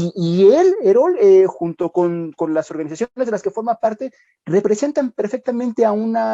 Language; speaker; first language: Spanish; native; Spanish